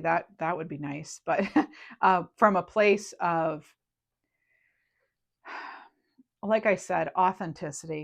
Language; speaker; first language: English; native; English